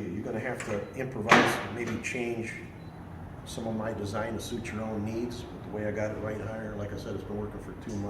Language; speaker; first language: English; native; English